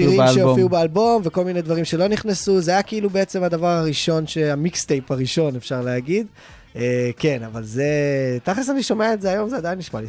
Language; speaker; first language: Hebrew; native; Hebrew